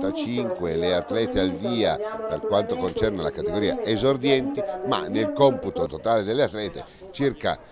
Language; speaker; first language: Italian; native; Italian